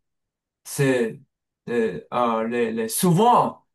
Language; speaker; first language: French; non-native, learner; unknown